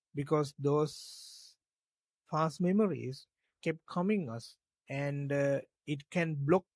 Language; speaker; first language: English; non-native, local second language; Sinhala